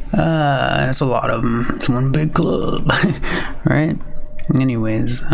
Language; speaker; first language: English; native; English